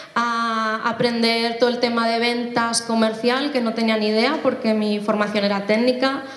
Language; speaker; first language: Spanish; native; Spanish